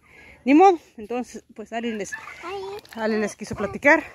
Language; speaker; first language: Spanish; native; Spanish